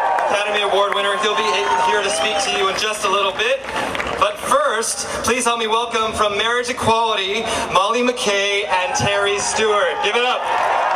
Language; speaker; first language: English; early bilingual, other home language; Spanish